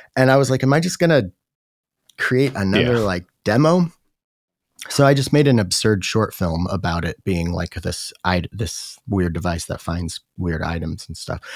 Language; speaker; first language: English; native; English